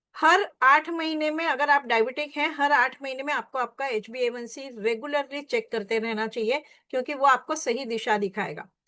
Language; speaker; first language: Hindi; non-native, local second language; Marathi